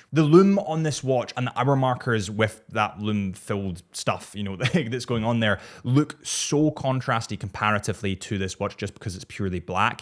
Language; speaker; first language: English; native; English